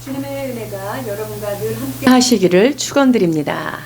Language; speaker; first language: Korean; native; Korean